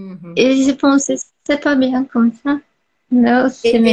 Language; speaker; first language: French; non-native, learner; Portuguese